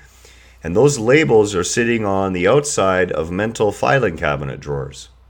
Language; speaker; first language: English; native; English